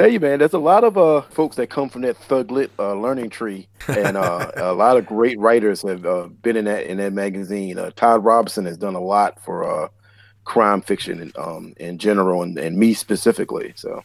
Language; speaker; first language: English; native; English